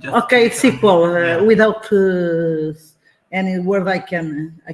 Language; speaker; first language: English; non-native, fluent; Portuguese